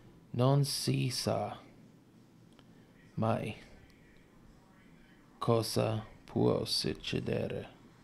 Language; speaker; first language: Italian; non-native, learner; English